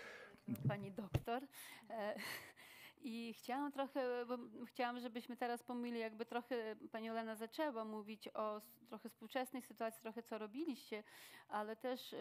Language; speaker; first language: Polish; non-native, fluent; Ukrainian